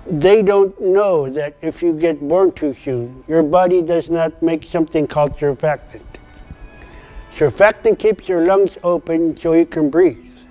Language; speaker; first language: English; non-native, fluent; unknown